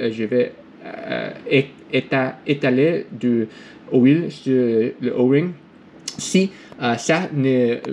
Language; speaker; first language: French; non-native, learner; English